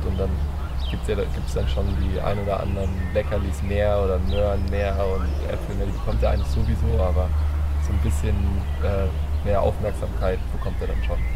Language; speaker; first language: German; native; German